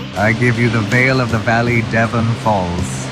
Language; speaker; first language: English; non-native, local second language; Sinhala